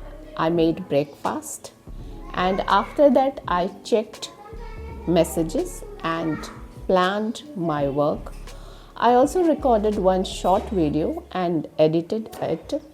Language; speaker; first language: English; non-native, learner; Hindi